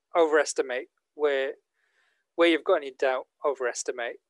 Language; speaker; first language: English; native; English